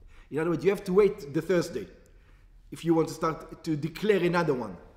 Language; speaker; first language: English; non-native, fluent; Hebrew